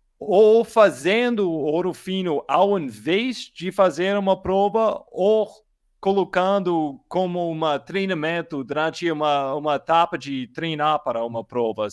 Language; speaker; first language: Portuguese; non-native, learner; English